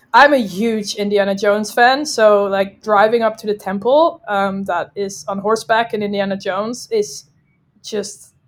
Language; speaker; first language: English; non-native, fluent; Dutch